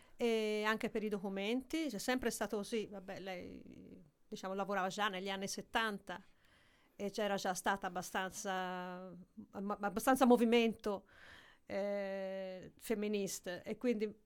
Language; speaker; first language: Italian; native; Italian